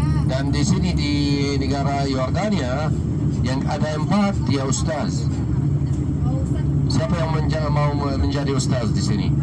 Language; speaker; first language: Indonesian; non-native, learner; Arabic